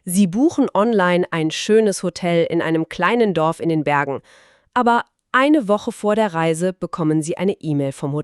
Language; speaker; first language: German; native; German